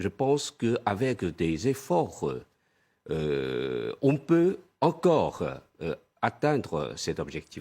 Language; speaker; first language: French; non-native, fluent; Chinese